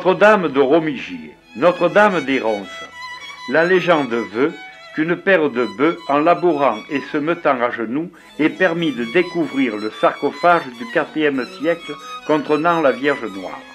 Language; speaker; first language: French; native; French